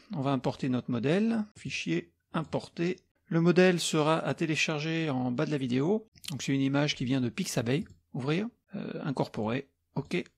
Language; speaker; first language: French; native; French